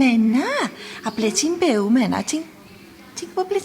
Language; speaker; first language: Welsh; native; Welsh